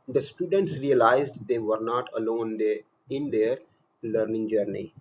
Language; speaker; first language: English; non-native, local second language; Urdu